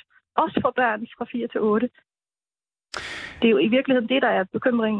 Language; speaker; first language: Danish; native; Danish